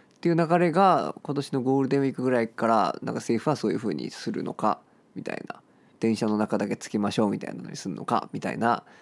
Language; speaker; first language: Japanese; native; Japanese